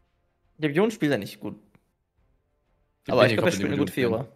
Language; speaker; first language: German; native; German